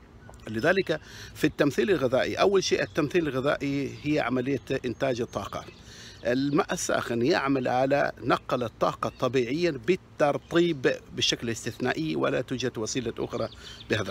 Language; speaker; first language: Arabic; native; Arabic